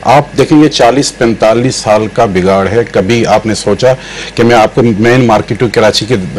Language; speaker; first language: Urdu; native; Urdu